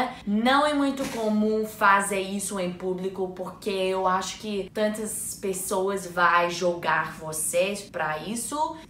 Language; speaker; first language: Portuguese; non-native, learner; English